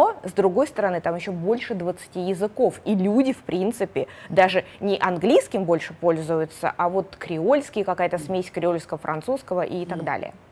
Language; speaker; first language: Russian; native; Russian